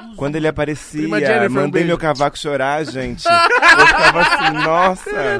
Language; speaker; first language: Portuguese; native; Portuguese